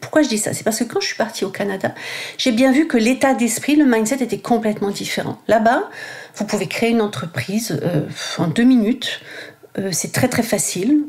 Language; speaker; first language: French; native; French